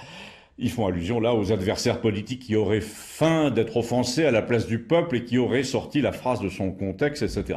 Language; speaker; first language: French; native; French